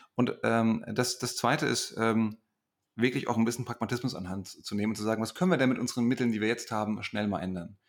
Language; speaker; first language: German; native; German